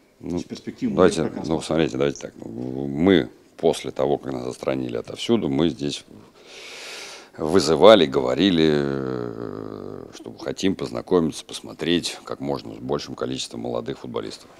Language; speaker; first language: Russian; native; Russian